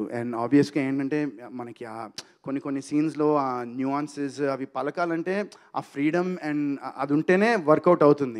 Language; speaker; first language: Telugu; native; Telugu